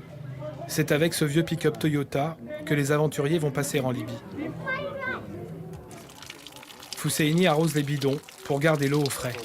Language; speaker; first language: French; native; French